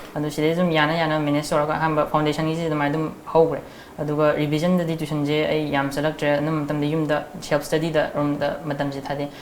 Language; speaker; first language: Manipuri; native; Manipuri